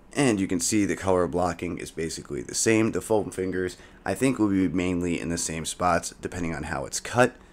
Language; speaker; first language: English; native; English